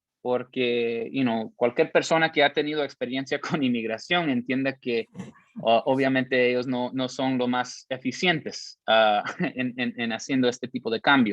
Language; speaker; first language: Spanish; early bilingual, heritage; Spanish